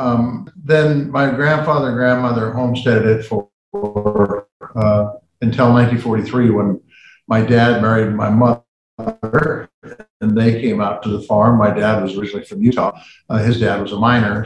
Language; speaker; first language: English; native; English